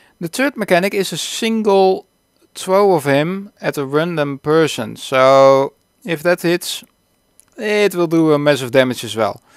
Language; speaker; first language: English; non-native, fluent; Dutch